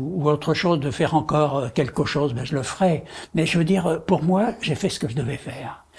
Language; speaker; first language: French; native; French